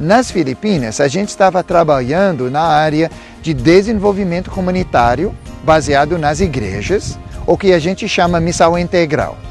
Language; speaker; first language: Portuguese; non-native, fluent; English